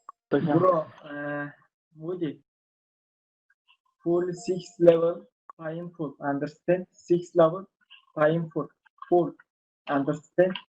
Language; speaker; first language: English; non-native, learner; Turkish